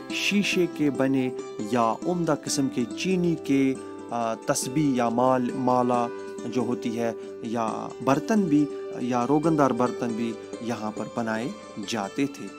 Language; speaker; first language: Urdu; non-native, local second language; Kashmiri